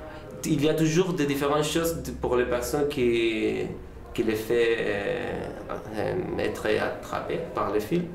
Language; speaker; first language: French; non-native, learner; Spanish